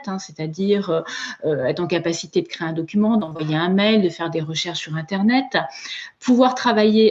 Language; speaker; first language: French; native; French